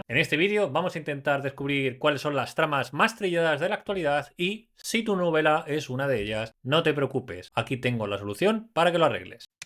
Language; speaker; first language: Spanish; native; Spanish